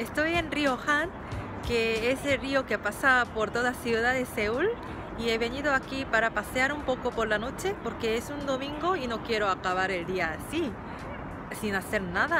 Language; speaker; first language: Spanish; non-native, fluent; Korean